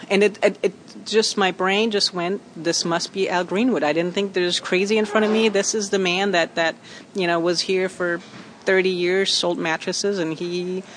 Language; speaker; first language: English; non-native, fluent; German